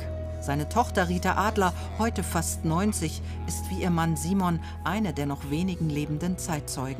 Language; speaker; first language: German; native; German